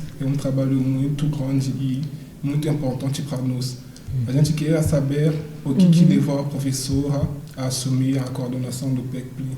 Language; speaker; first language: Portuguese; non-native, fluent; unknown